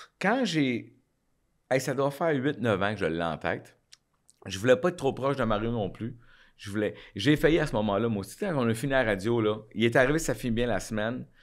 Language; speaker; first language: French; native; French